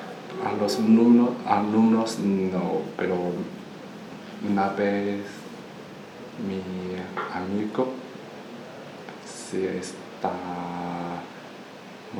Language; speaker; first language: Spanish; non-native, learner; Chinese